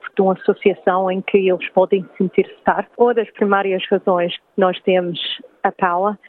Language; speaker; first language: Portuguese; early bilingual, heritage; English